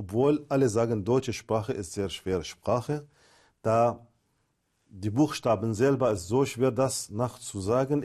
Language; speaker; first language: German; non-native, fluent; Arabic